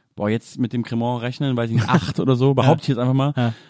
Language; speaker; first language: German; native; German